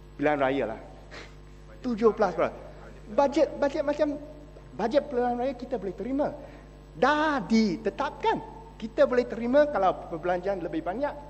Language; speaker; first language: Malay; non-native, local second language; Chinese